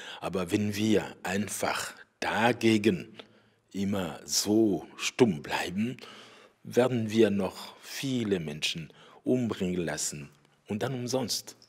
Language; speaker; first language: German; non-native, fluent; Rundi